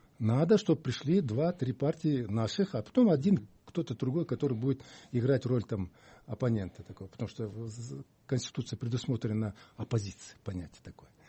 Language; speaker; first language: Russian; non-native, local second language; Kyrgyz